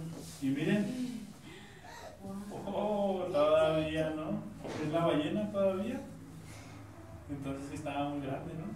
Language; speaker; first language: Spanish; native; Spanish